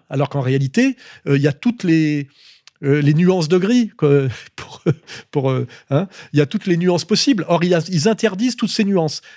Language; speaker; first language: French; native; French